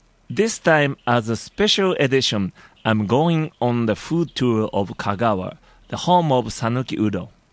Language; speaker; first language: English; non-native, learner; Japanese